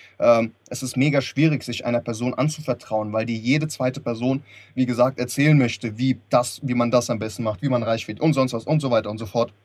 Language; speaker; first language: German; early bilingual, other home language; Lithuanian